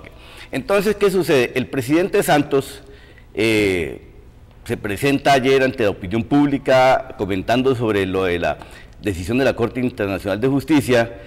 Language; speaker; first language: Spanish; native; Spanish